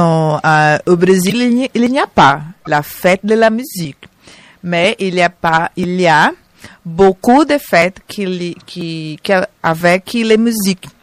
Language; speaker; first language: French; non-native, learner; Portuguese